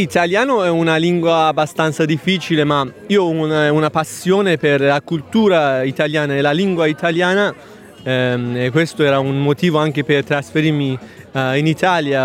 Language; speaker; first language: Italian; non-native, fluent; Persian